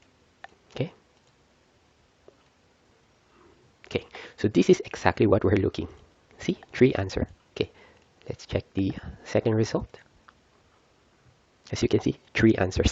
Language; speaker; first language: English; non-native, fluent; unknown